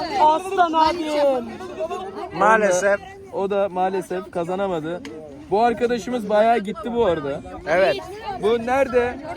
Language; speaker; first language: Turkish; native; Turkish